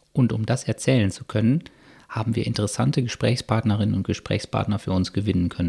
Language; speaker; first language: German; native; German